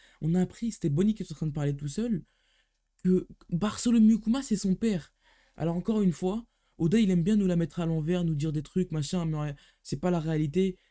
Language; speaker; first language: French; native; French